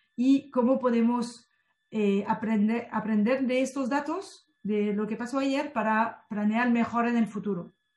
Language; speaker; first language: Spanish; non-native, fluent; French